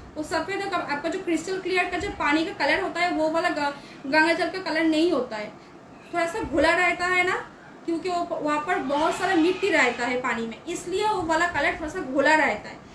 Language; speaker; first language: Hindi; non-native, local second language; Bangla